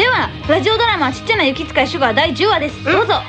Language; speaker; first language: Japanese; native; Japanese